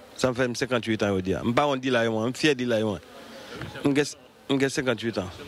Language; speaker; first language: French; non-native, local second language; Haitian Creole